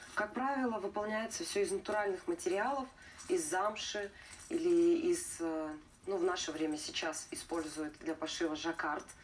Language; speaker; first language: Russian; native; Russian